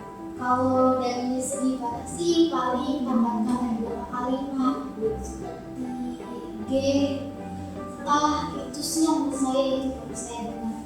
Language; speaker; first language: Indonesian; early bilingual, heritage; Indonesian